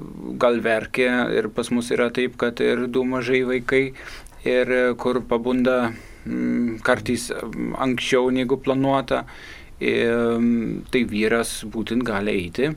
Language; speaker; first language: Lithuanian; non-native, fluent; German